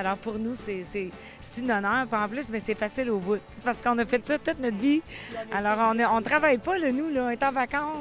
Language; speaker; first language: French; native; French